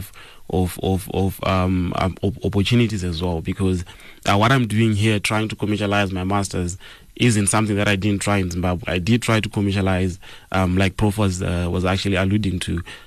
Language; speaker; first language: English; non-native, local second language; Shona